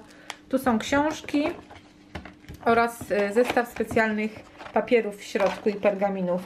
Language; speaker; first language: Polish; native; Polish